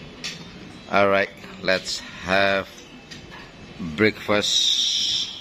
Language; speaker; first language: English; non-native, fluent; Indonesian